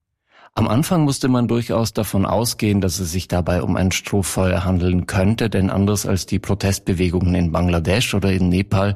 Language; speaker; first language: German; native; German